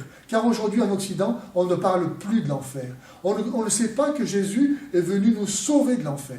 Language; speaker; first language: French; native; French